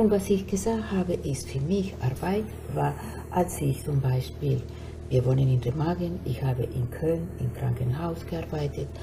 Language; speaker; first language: German; non-native, fluent; Spanish